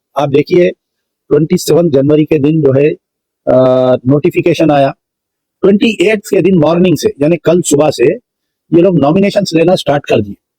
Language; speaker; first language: Hindi; non-native, local second language; Urdu